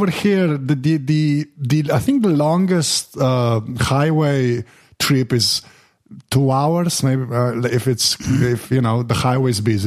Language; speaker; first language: English; non-native, fluent; Slovenian